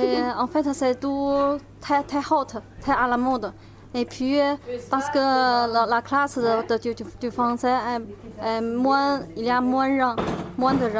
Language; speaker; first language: French; non-native, learner; Chinese